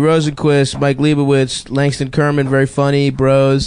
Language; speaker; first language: English; native; English